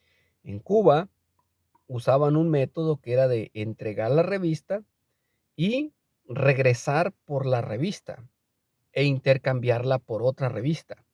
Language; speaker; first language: Spanish; native; Spanish